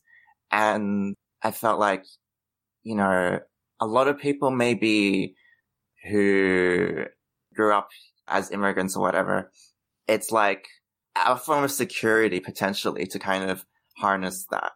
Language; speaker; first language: English; native; English